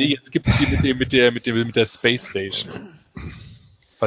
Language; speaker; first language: German; native; German